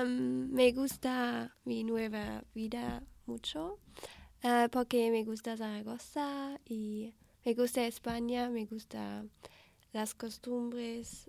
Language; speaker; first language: Spanish; non-native, learner; German